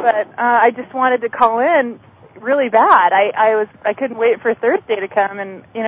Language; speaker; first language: English; native; English